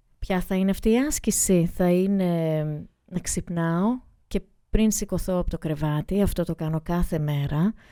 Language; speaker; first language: Greek; early bilingual, heritage; Greek